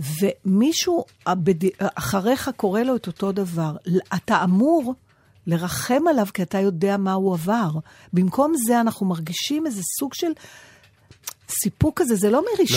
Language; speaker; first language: Hebrew; native; Hebrew